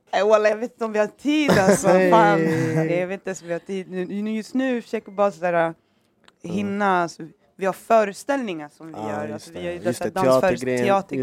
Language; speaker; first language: Swedish; native; Swedish